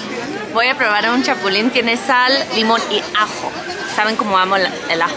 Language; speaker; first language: Spanish; non-native, fluent; English